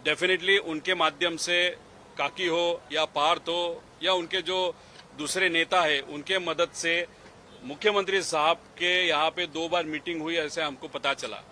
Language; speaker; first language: Hindi; non-native, local second language; Marathi